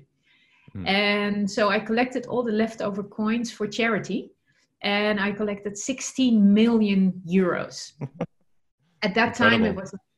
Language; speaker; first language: English; non-native, fluent; Dutch